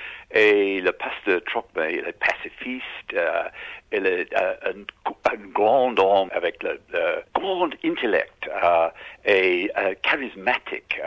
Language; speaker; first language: French; non-native, learner; English